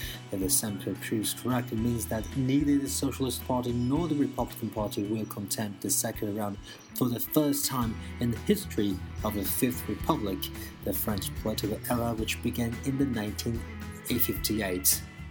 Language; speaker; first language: English; non-native, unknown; Chinese